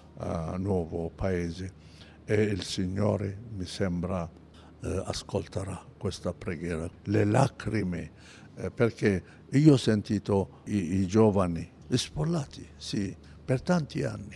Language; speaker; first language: Italian; non-native, fluent; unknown